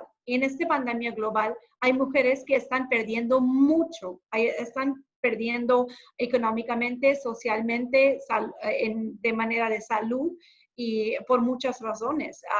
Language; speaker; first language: Spanish; non-native, fluent; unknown